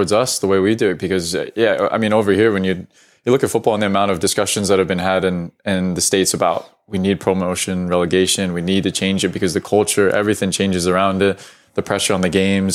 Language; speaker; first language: English; native; English